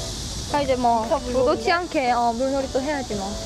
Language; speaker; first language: Korean; native; Korean